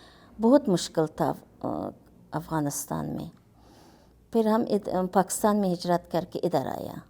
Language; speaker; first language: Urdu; non-native, learner; Uyghur